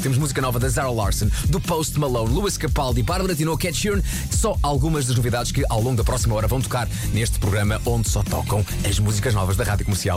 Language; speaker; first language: Portuguese; native; Portuguese